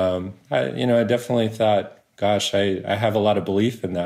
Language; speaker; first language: English; native; English